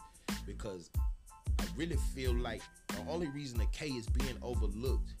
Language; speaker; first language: English; native; English